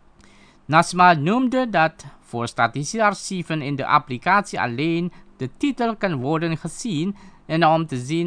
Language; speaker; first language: Dutch; non-native, fluent; Indonesian